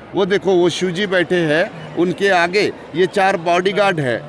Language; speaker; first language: Hindi; non-native, local second language; Marathi